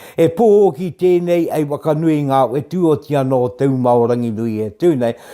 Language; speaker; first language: Māori; native; Māori